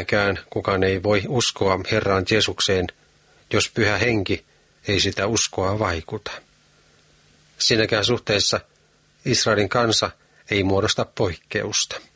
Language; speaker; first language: Finnish; native; Finnish